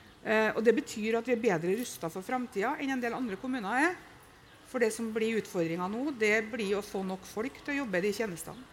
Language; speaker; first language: Norwegian; native; Norwegian